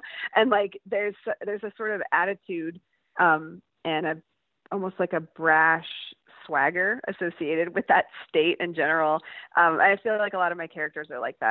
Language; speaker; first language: English; native; English